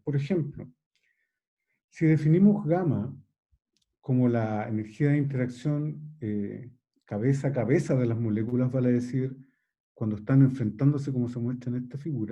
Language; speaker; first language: Spanish; native; Spanish